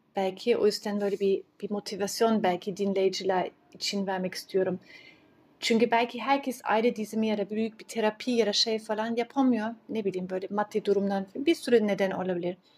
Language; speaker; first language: Turkish; early bilingual, heritage; Turkish